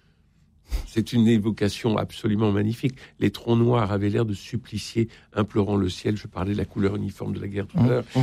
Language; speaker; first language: French; native; French